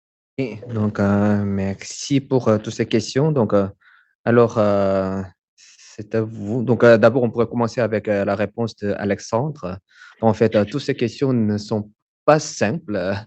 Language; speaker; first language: French; non-native, fluent; Korean